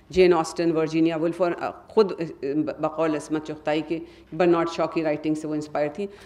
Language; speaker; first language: Hindi; native; Hindi